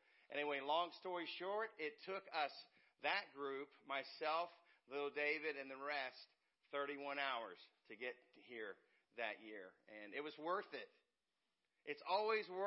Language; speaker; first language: English; native; English